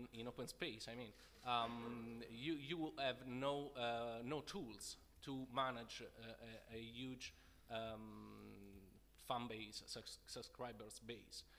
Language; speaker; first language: English; non-native, fluent; Italian